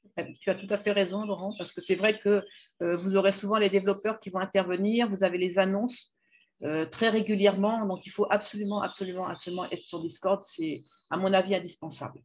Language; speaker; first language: French; native; French